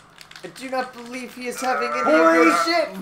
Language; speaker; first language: English; native; English